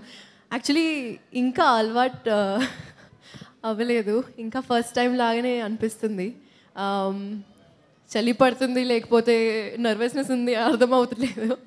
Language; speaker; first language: Telugu; non-native, local second language; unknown